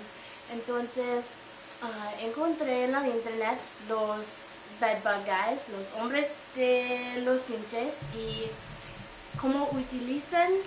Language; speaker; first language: Spanish; non-native, fluent; English